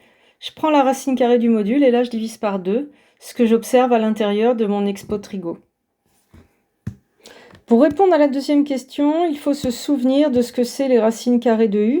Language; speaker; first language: French; native; French